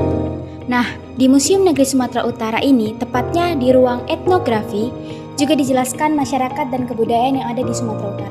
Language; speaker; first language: Indonesian; native; Indonesian